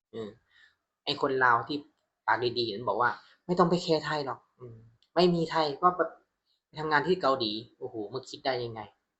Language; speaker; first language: Thai; non-native, fluent; Burmese